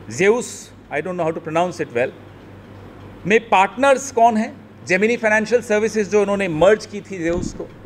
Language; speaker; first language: Hindi; native; Hindi